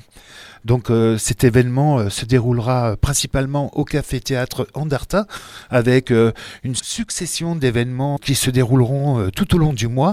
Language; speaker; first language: French; native; French